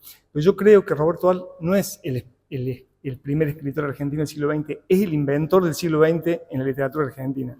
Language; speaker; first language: Spanish; native; Spanish